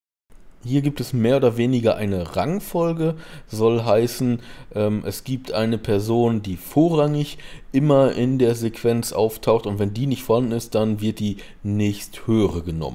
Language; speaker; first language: German; native; German